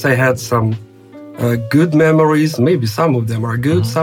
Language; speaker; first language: English; non-native, fluent; Kazakh